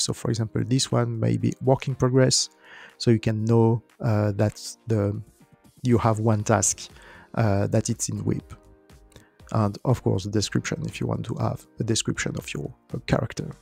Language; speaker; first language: English; non-native, fluent; French